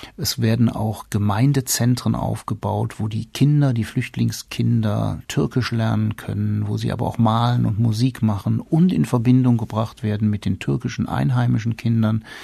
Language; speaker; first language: German; native; German